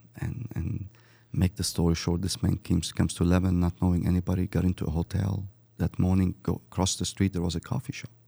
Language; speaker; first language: English; early bilingual, other home language; Arabic